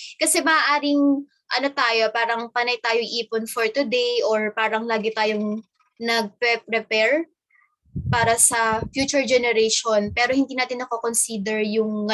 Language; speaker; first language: Filipino; native; Filipino